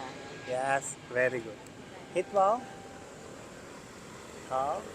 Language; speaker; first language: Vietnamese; non-native, learner; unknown